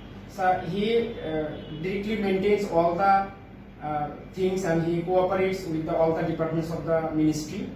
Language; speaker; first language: English; non-native, local second language; Bangla